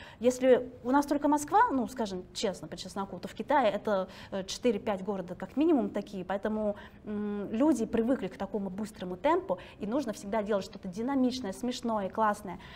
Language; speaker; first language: Russian; early bilingual, other home language; Chinese